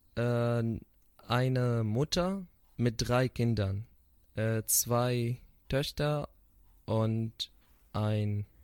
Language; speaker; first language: German; non-native, fluent; Arabic